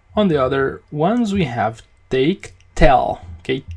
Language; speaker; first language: English; non-native, fluent; Portuguese